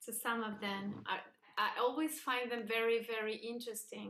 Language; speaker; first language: English; non-native, fluent; Spanish